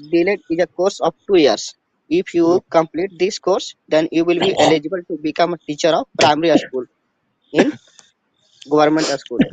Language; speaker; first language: English; non-native, learner; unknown